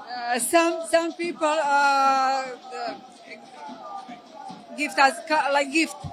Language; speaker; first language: English; non-native, learner; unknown